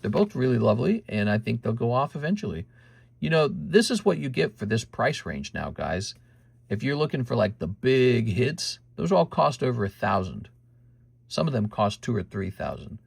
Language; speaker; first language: English; native; English